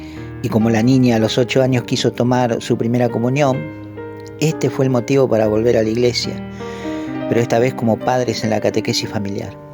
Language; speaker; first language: Spanish; native; Spanish